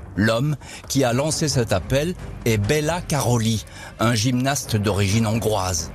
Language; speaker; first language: French; native; French